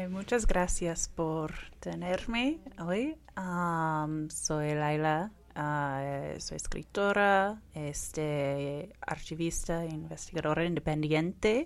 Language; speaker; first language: Spanish; non-native, fluent; English